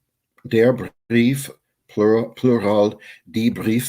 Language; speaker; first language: German; non-native, fluent; English